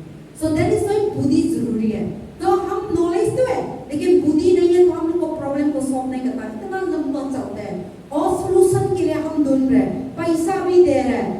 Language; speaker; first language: Hindi; non-native, local second language; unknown